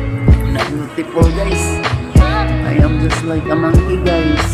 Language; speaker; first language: English; non-native, local second language; Cebuano